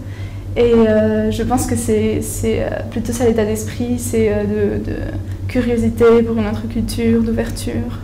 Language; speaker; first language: French; non-native, fluent; Spanish